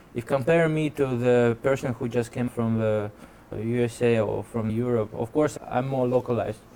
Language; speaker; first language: English; non-native, fluent; Russian